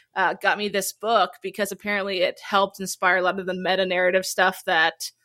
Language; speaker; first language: English; native; English